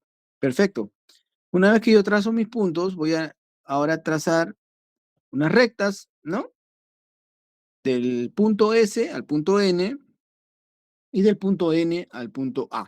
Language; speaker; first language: Spanish; native; Spanish